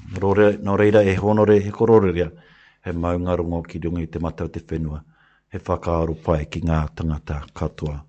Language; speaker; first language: Māori; non-native, local second language; English